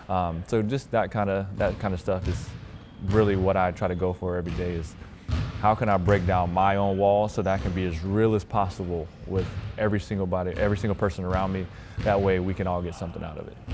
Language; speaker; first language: English; native; English